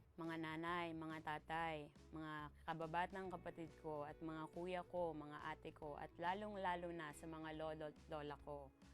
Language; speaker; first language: Filipino; native; Filipino